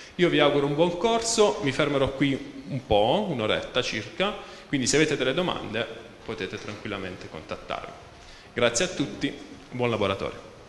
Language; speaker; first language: Italian; native; Italian